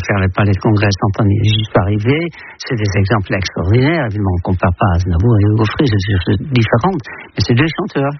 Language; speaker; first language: French; non-native, fluent; Dutch